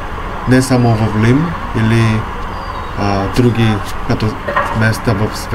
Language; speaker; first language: Bulgarian; non-native, learner; Korean